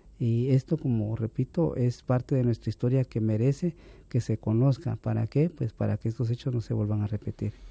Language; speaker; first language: Spanish; native; Spanish